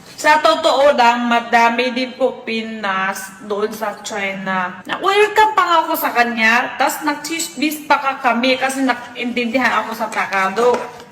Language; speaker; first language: Filipino; non-native, learner; Chinese